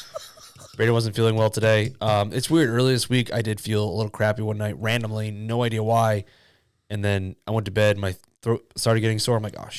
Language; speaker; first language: English; native; English